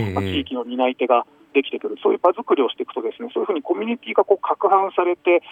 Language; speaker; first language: Japanese; native; Japanese